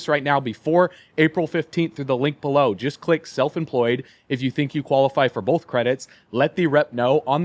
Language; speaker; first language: English; native; English